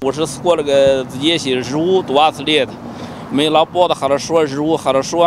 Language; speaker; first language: Russian; non-native, learner; Chinese